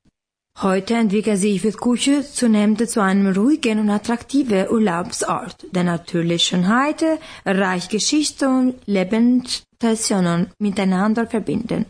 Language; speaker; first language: German; non-native, learner; Albanian